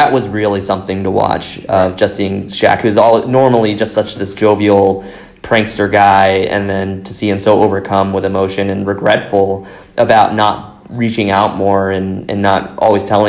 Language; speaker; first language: English; native; English